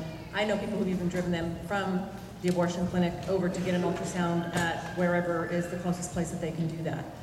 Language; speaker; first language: English; native; English